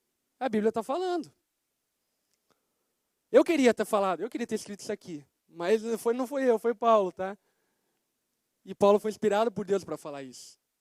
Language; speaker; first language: Portuguese; native; Portuguese